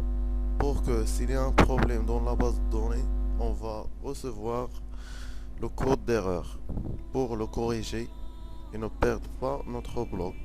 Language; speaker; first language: French; non-native, local second language; Arabic